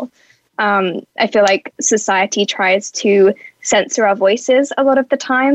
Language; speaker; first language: English; native; English